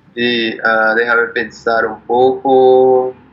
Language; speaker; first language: Spanish; non-native, learner; Portuguese